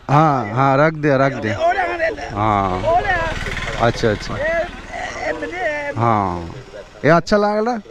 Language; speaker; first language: Hindi; non-native, local second language; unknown